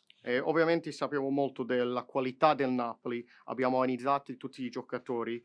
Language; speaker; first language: Italian; non-native, fluent; English